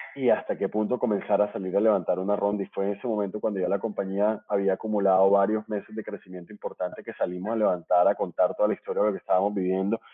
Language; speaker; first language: Spanish; native; Spanish